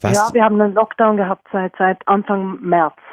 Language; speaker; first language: German; non-native, fluent; Norwegian